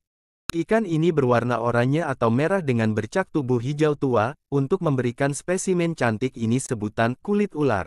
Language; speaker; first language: Indonesian; native; Indonesian